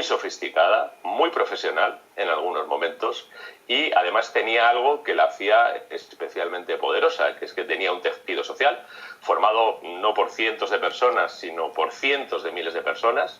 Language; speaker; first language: Spanish; native; Spanish